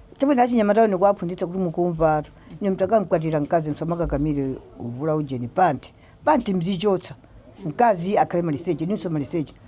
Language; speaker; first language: Nyanja; native; Nyanja